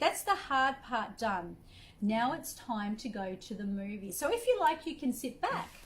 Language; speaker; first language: English; native; English